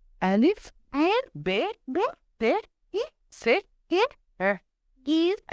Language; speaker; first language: Arabic; native; Arabic